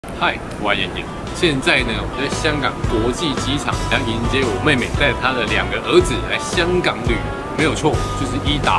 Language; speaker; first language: Chinese; native; Chinese